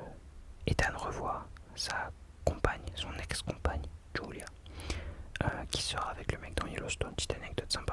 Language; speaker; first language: French; native; French